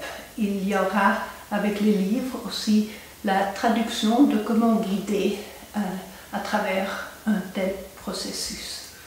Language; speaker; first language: French; non-native, local second language; German